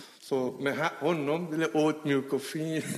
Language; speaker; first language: Swedish; non-native, fluent; Persian